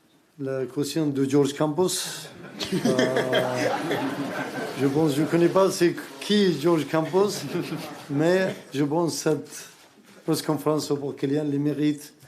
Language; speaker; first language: French; non-native, learner; Arabic